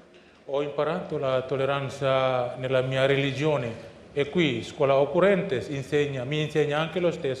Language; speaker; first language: Italian; non-native, fluent; Indonesian